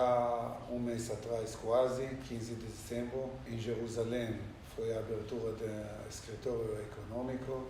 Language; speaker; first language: Portuguese; non-native, learner; Hebrew